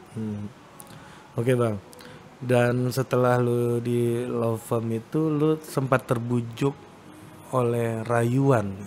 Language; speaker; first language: Indonesian; native; Indonesian